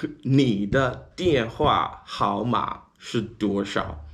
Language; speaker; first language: Chinese; non-native, learner; English